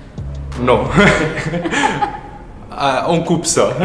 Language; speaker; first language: French; non-native, local second language; Arabic